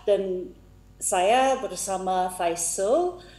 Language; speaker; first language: Indonesian; non-native, fluent; English